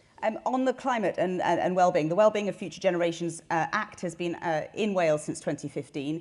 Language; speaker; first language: English; native; English